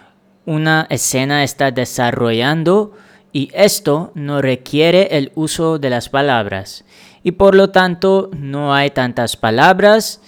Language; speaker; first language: Spanish; non-native, fluent; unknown